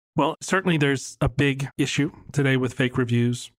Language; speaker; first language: English; native; English